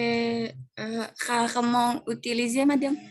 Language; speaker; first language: French; non-native, learner; Indonesian